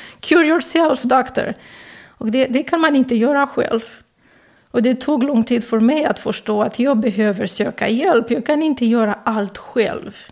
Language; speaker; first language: Swedish; non-native, fluent; Romanian